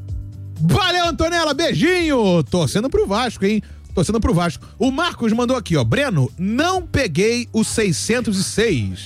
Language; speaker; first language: Portuguese; native; Portuguese